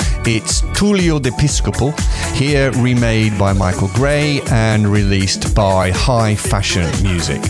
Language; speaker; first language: English; native; English